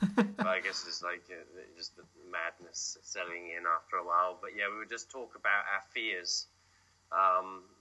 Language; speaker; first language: English; native; English